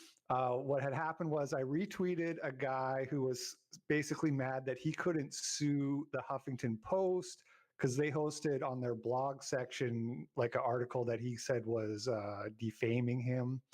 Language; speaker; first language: English; native; English